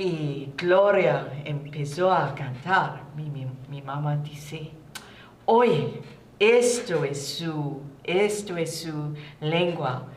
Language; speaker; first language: Spanish; non-native, learner; English